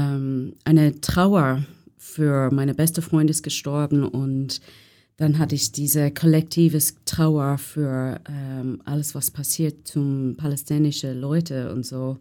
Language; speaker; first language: German; non-native, fluent; English